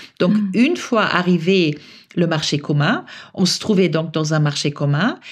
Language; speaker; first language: French; non-native, fluent; German